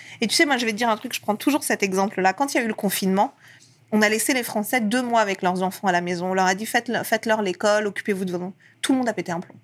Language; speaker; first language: French; early bilingual, other home language; Persian